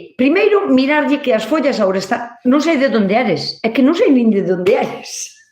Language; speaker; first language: Galician; native; Galician